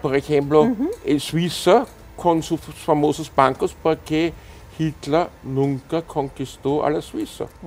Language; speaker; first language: Spanish; non-native, fluent; German